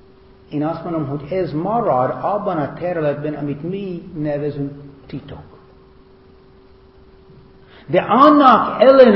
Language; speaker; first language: Hungarian; non-native, fluent; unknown